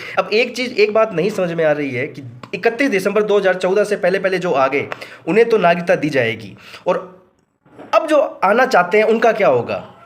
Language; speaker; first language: Hindi; native; Hindi